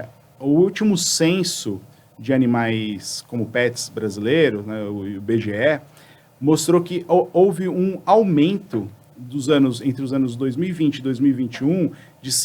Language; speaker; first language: Portuguese; native; Portuguese